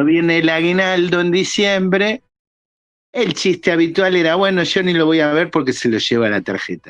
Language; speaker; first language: Spanish; native; Spanish